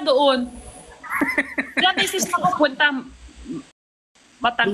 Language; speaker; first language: Filipino; non-native, learner; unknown